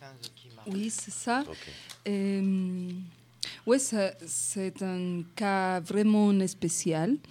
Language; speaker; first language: French; non-native, fluent; Spanish